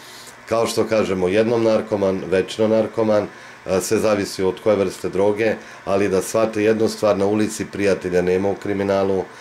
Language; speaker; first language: Bosnian; native; Bosnian